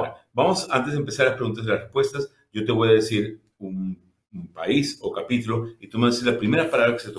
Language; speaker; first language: Spanish; native; Spanish